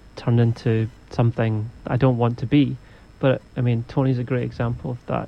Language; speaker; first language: English; native; English